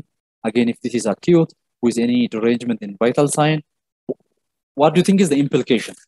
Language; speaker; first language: English; non-native, local second language; Amharic